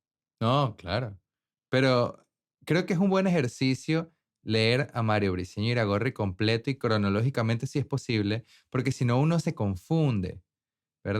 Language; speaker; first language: Spanish; native; Spanish